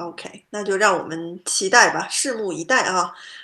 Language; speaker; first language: Chinese; native; Chinese